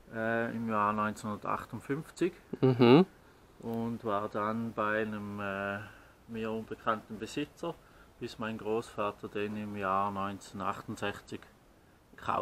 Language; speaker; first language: German; native; German